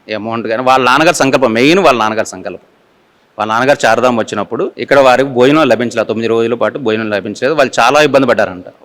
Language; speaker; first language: Telugu; native; Telugu